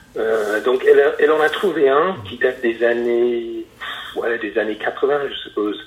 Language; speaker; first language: French; non-native, fluent; English